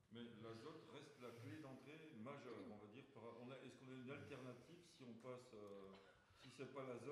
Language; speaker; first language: French; native; French